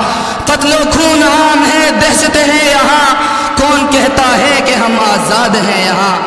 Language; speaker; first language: Urdu; native; Urdu